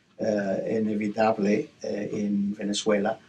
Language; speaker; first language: Spanish; non-native, fluent; English